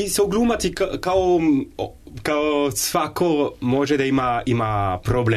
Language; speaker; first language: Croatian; non-native, learner; French